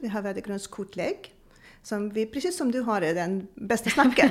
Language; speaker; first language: Swedish; non-native, fluent; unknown